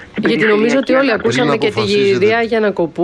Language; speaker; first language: Greek; native; Greek